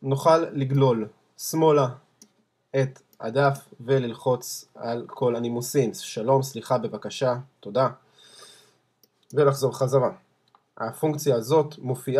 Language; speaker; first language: Hebrew; native; Hebrew